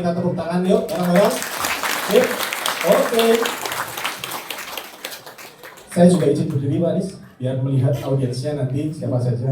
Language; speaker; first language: Indonesian; native; Indonesian